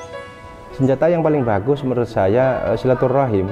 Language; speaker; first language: Indonesian; non-native, local second language; Madurese